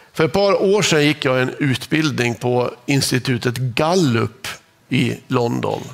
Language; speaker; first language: Swedish; native; Swedish